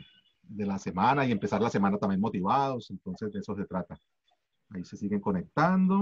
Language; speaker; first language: Spanish; native; Spanish